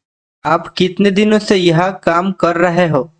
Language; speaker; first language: Hindi; non-native, learner; Bangla